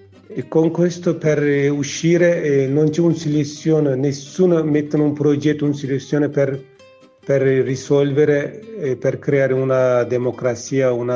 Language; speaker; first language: Italian; non-native, learner; Kurdish